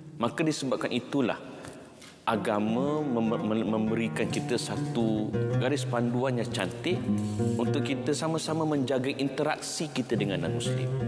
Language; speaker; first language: Malay; native; Malay